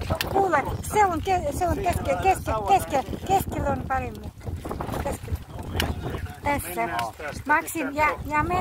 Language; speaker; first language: Finnish; non-native, learner; Russian